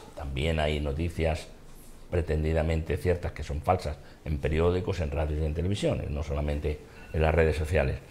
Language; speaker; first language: Spanish; non-native, local second language; Catalan